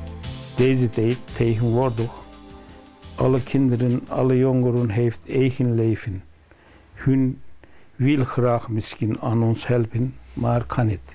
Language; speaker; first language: Dutch; non-native, learner; Turkish